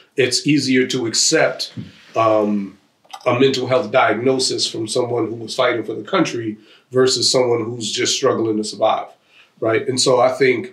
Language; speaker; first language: English; native; English